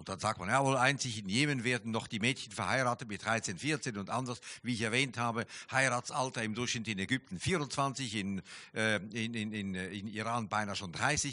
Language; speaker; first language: German; native; German